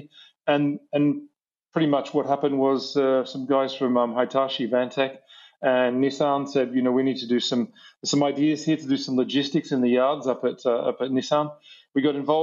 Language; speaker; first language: English; native; English